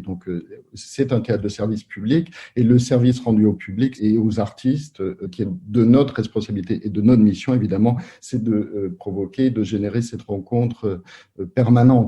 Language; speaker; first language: French; native; French